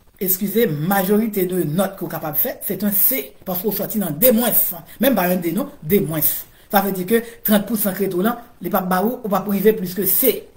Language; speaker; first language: French; non-native, local second language; Haitian Creole